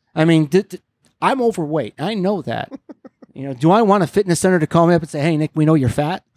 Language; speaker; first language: English; native; English